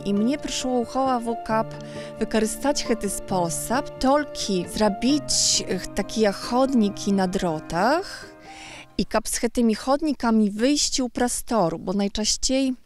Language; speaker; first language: Polish; non-native, local second language; Belarusian